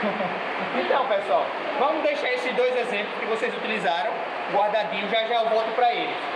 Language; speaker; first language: Portuguese; native; Portuguese